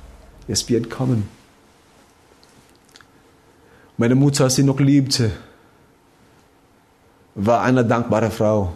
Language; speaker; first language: German; non-native, fluent; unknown